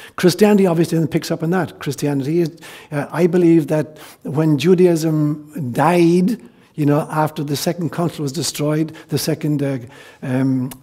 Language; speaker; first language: English; native; English